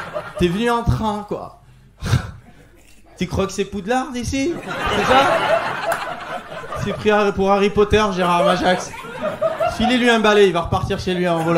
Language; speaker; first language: French; native; French